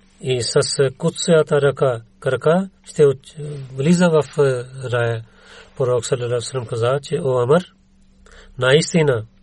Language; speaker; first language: Bulgarian; non-native, learner; Urdu